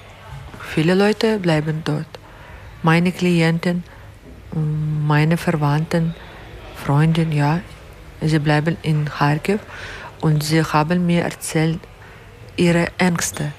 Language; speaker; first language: German; non-native, learner; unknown